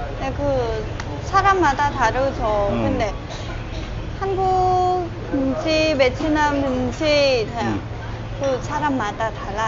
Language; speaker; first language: Korean; non-native, learner; Vietnamese